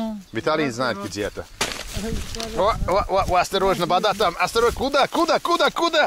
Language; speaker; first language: Russian; non-native, learner; English